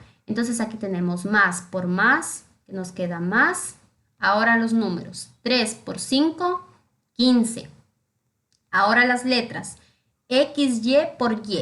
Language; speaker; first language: Spanish; native; Spanish